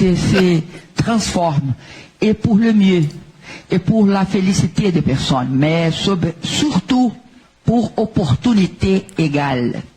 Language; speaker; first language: French; non-native, learner; Portuguese